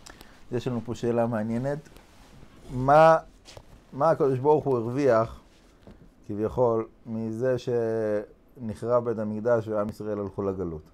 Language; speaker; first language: Hebrew; non-native, fluent; English